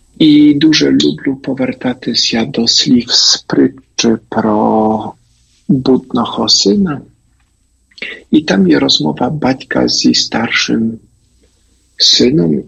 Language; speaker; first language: Ukrainian; non-native, fluent; Polish